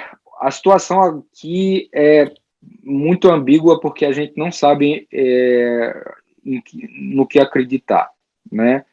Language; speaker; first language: Portuguese; early bilingual, heritage; Portuguese